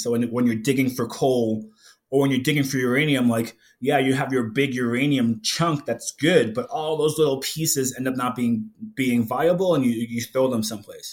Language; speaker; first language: English; native; English